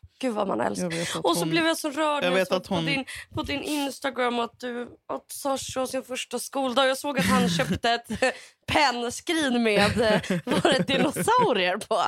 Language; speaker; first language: Swedish; native; Swedish